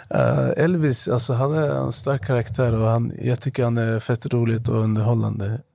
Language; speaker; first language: Swedish; non-native, fluent; Arabic